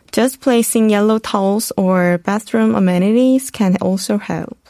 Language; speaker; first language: English; non-native, fluent; Korean